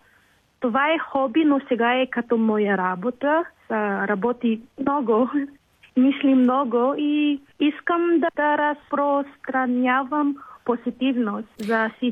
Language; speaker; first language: Bulgarian; non-native, learner; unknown